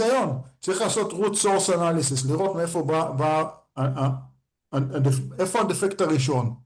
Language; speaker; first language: Hebrew; native; Hebrew